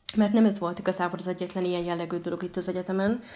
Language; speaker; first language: Hungarian; early bilingual, other home language; Arabic